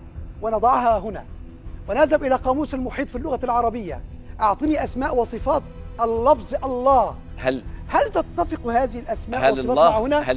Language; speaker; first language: Arabic; native; Arabic